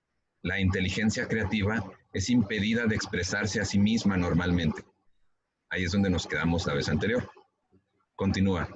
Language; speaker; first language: Spanish; native; Spanish